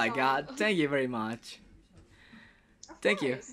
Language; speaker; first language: English; non-native, learner; Indonesian